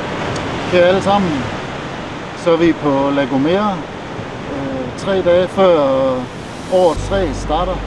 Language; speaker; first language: Danish; native; Danish